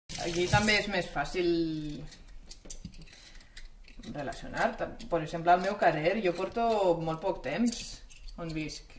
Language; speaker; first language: Catalan; non-native, fluent; Swedish